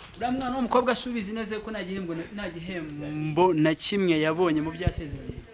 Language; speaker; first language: Kinyarwanda; native; Kinyarwanda